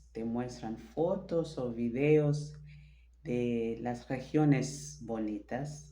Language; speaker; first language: Spanish; non-native, fluent; French